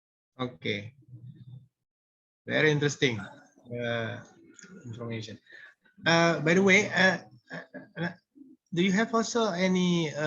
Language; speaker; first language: English; non-native, fluent; Indonesian